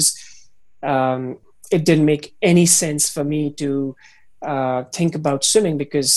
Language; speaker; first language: English; non-native, local second language; Hindi